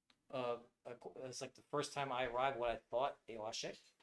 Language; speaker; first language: English; native; English